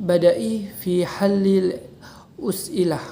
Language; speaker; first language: Arabic; non-native, learner; Indonesian